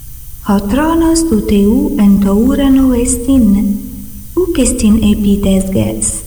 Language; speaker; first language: Greek; non-native, fluent; Portuguese